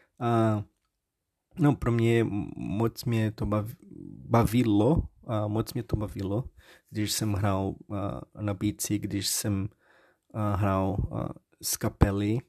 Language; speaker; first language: Czech; non-native, learner; Portuguese